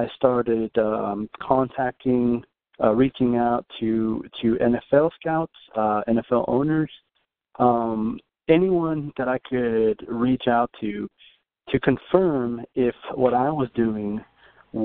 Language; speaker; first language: English; native; English